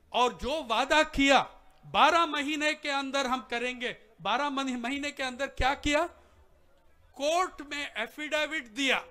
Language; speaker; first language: Hindi; non-native, local second language; Telugu